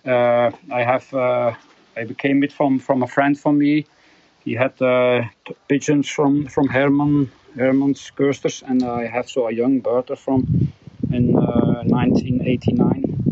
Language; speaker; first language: English; non-native, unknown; Dutch